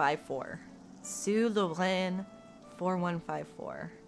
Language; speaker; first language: French; non-native, learner; English